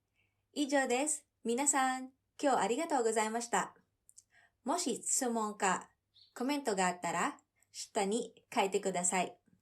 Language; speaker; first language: Japanese; non-native, fluent; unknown